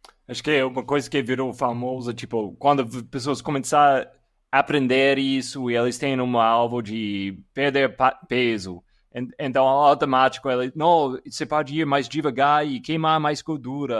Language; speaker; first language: Portuguese; non-native, fluent; English